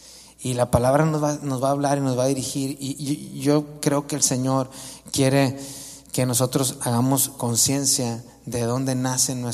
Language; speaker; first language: Spanish; native; Spanish